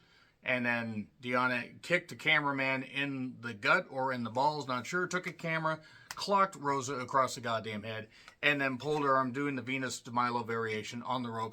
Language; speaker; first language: English; native; English